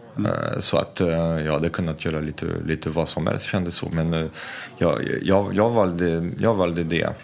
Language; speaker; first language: Swedish; non-native, fluent; French